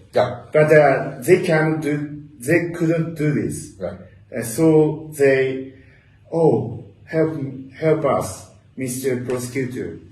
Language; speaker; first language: English; non-native, learner; Japanese